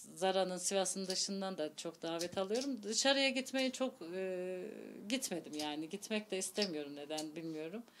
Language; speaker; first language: Turkish; early bilingual, heritage; Turkish